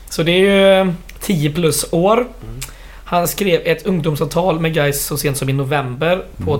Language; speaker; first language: Swedish; native; Swedish